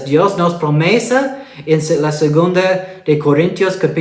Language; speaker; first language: Spanish; non-native, fluent; English